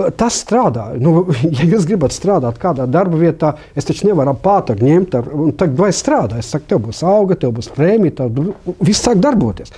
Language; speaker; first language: Latvian; non-native, local second language; Russian